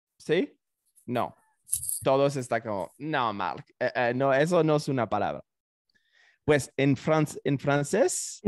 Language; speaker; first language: Spanish; non-native, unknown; French